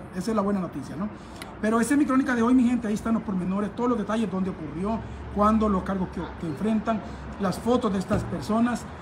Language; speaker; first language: Spanish; native; Spanish